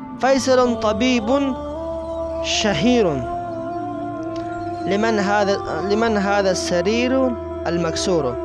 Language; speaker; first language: Arabic; non-native, fluent; Persian